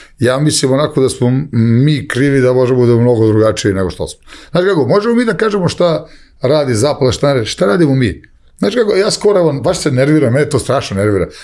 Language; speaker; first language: Serbian; native; Serbian